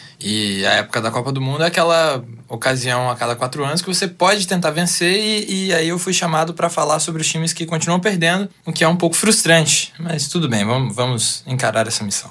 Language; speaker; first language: Portuguese; native; Portuguese